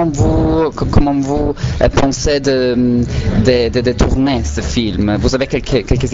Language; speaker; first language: French; non-native, learner; Italian